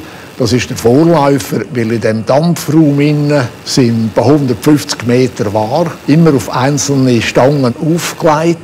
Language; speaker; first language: German; native; German